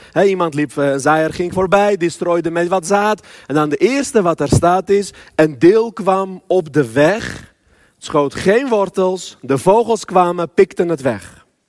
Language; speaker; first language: Dutch; early bilingual, other home language; Armenian